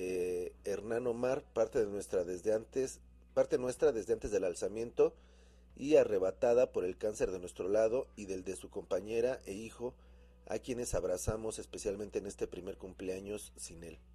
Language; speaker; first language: Spanish; native; Spanish